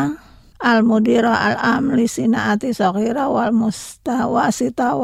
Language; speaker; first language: Arabic; non-native, fluent; Indonesian